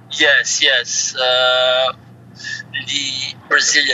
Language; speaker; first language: English; non-native, learner; Portuguese